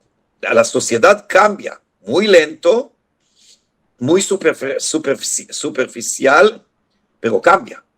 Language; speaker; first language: Spanish; non-native, fluent; Hebrew